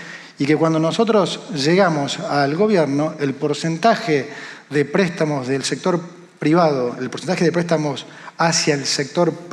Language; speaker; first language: Spanish; native; Spanish